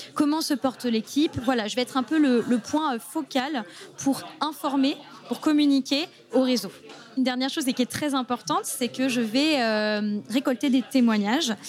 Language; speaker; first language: French; native; French